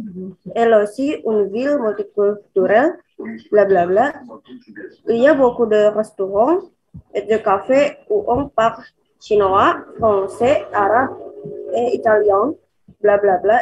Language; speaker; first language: French; non-native, learner; Indonesian